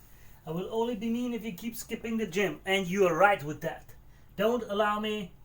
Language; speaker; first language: English; non-native, fluent; German